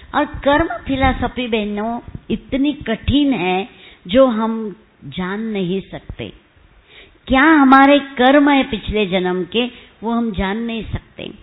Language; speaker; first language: Hindi; non-native, local second language; Marathi